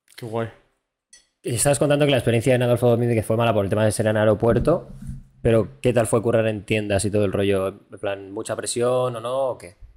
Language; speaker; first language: Spanish; native; Spanish